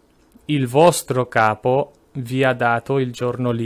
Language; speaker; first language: Italian; non-native, fluent; English